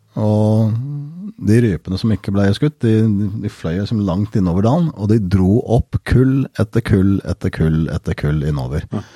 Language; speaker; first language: Norwegian; early bilingual, heritage; Norwegian